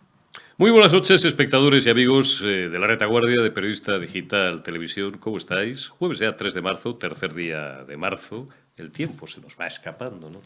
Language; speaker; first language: Spanish; native; Spanish